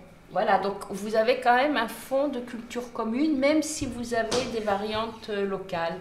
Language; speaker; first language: French; native; French